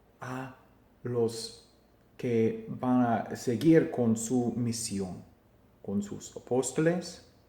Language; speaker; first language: Spanish; non-native, fluent; English